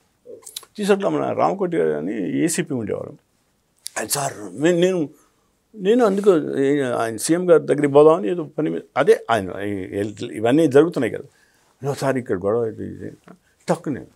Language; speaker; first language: Telugu; native; Telugu